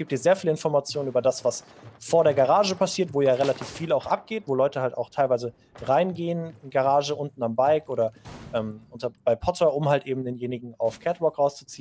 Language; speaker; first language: German; native; German